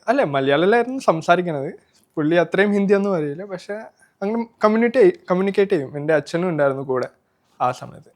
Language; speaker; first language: Malayalam; non-native, local second language; Gujarati